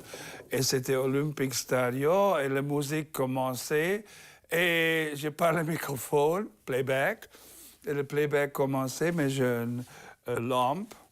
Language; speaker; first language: French; non-native, learner; German